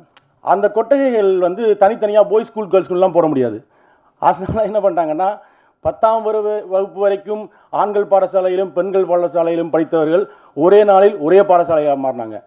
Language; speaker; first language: Tamil; native; Tamil